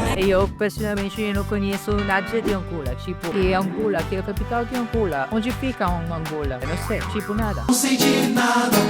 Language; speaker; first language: Portuguese; non-native, fluent; Filipino